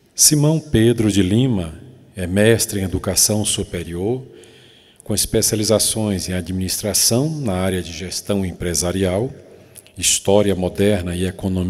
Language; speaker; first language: Portuguese; native; Portuguese